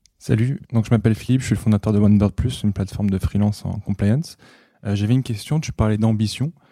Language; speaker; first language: French; native; French